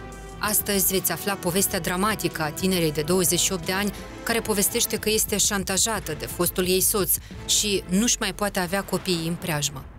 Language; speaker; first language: Romanian; native; Romanian